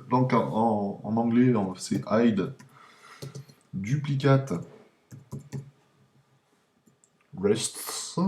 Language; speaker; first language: French; native; French